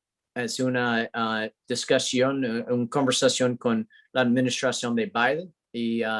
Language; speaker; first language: Spanish; non-native, learner; English